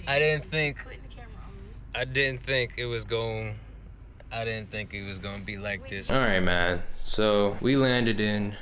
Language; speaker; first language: English; native; English